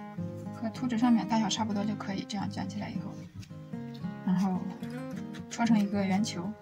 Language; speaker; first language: Chinese; native; Chinese